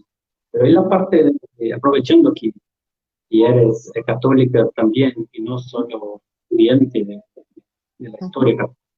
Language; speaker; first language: Spanish; non-native, learner; Portuguese